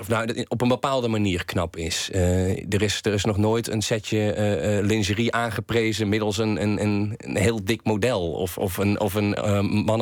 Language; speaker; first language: Dutch; native; Dutch